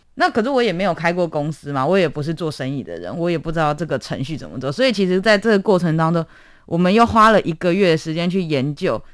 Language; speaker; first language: Chinese; native; Chinese